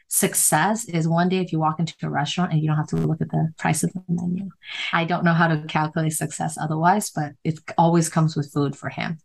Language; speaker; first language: English; non-native, local second language; Cantonese